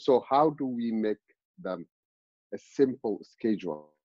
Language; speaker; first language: English; non-native, fluent; Amharic